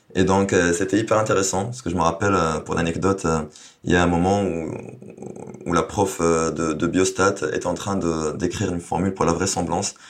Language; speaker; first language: French; non-native, local second language; Arabic